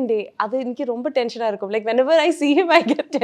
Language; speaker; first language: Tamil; non-native, learner; Malayalam